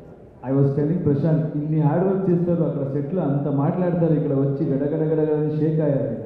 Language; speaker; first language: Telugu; non-native, learner; Kannada